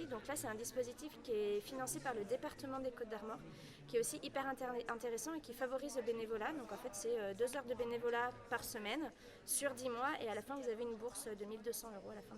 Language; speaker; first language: French; native; French